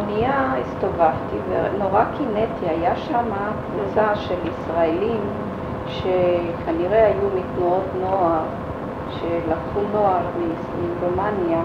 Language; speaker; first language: Hebrew; early bilingual, other home language; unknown